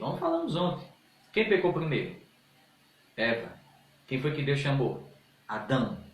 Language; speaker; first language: Portuguese; native; Portuguese